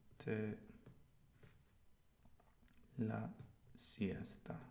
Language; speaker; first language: Spanish; non-native, learner; English